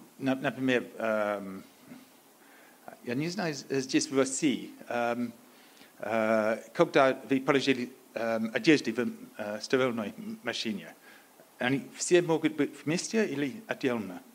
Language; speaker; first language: Polish; non-native, learner; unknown